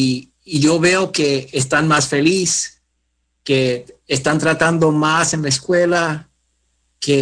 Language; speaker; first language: Spanish; early bilingual, heritage; Spanish